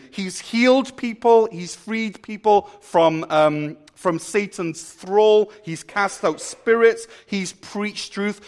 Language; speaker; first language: English; native; English